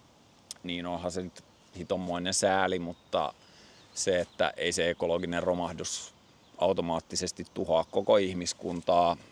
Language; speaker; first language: Finnish; native; Finnish